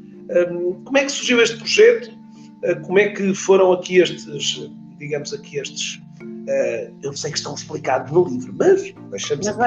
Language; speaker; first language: Portuguese; native; Portuguese